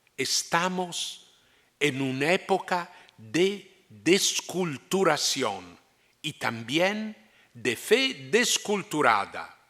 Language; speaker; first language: Spanish; non-native, fluent; Italian